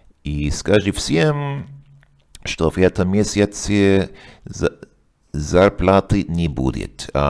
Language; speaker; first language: Russian; non-native, learner; English